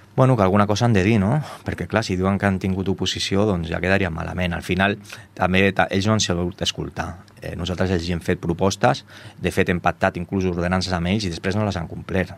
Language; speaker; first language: Catalan; non-native, local second language; Spanish